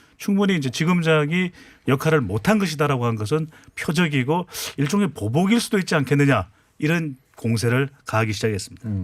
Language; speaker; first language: Korean; native; Korean